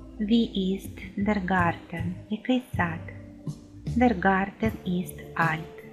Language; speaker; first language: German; non-native, fluent; Ukrainian